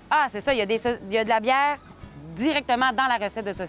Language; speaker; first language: French; native; French